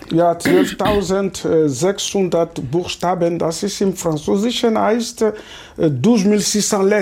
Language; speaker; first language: German; non-native, learner; Lingala